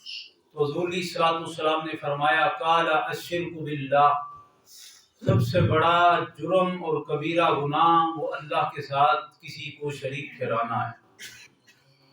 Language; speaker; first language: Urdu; native; Urdu